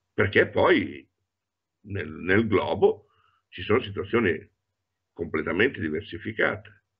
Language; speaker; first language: Italian; native; Italian